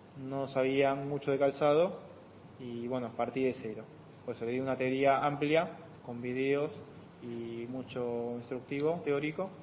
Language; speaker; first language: Spanish; non-native, fluent; Korean